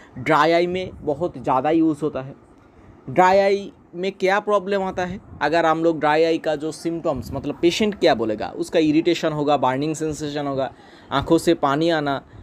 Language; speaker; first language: Hindi; non-native, local second language; Bangla